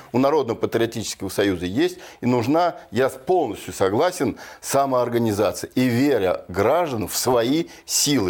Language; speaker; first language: Russian; native; Russian